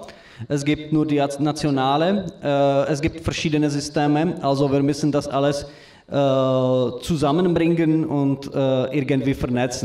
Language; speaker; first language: German; non-native, learner; Czech